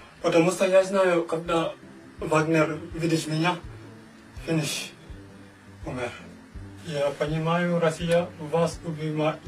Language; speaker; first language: Russian; non-native, learner; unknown